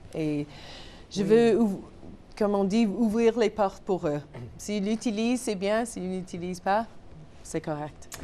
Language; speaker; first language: French; non-native, local second language; English